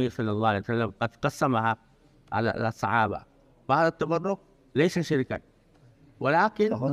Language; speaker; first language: Arabic; non-native, fluent; Urdu